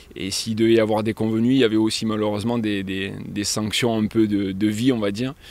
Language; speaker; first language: French; native; French